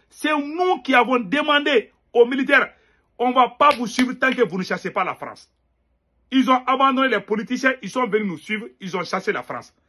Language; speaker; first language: French; non-native, local second language; Bambara